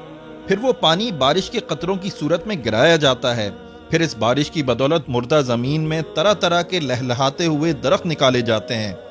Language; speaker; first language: Urdu; native; Urdu